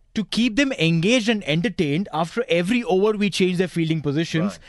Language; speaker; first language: English; non-native, local second language; Hindi